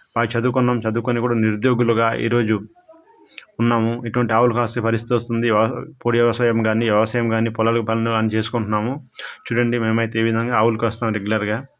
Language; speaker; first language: Telugu; non-native, local second language; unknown